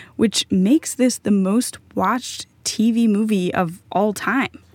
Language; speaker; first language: English; native; English